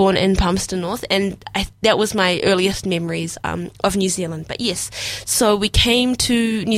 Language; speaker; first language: English; non-native, local second language; Somali